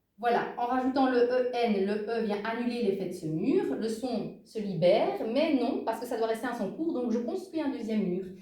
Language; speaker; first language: French; native; French